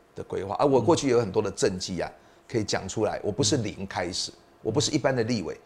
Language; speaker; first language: Chinese; native; Chinese